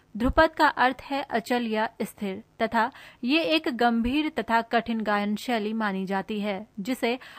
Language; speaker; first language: Hindi; native; Hindi